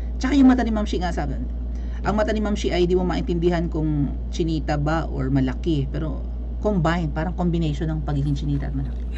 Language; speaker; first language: Filipino; non-native, local second language; Cebuano